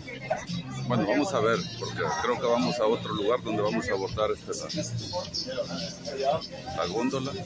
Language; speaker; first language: Spanish; native; Spanish